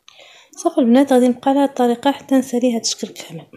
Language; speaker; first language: Arabic; native; Arabic